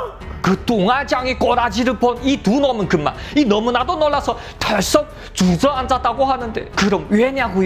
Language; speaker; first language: Korean; native; Korean